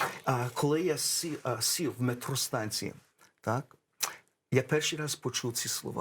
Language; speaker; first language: Ukrainian; early bilingual, heritage; Ukrainian